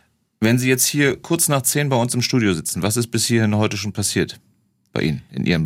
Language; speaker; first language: German; native; German